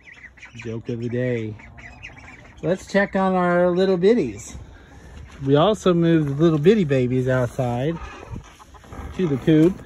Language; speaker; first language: English; native; English